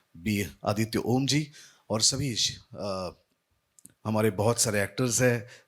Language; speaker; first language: Hindi; non-native, local second language; Marathi